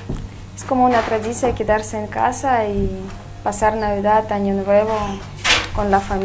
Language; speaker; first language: Spanish; non-native, fluent; Russian